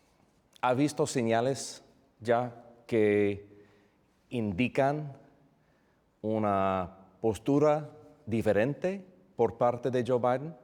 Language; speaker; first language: Spanish; non-native, fluent; English